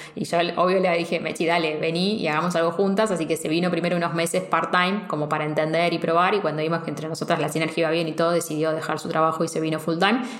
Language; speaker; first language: Spanish; native; Spanish